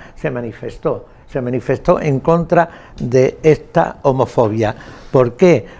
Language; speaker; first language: Spanish; native; Spanish